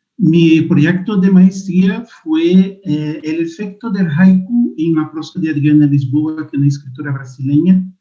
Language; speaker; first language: Spanish; non-native, fluent; Portuguese